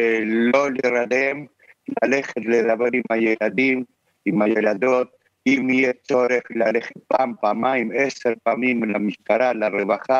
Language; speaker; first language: Hebrew; non-native, fluent; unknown